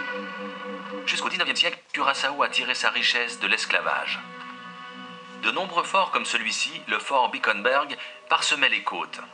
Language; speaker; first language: French; native; French